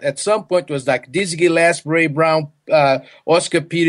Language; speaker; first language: English; non-native, fluent; Portuguese